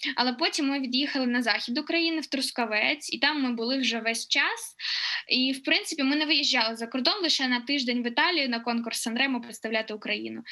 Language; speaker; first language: Ukrainian; non-native, local second language; Russian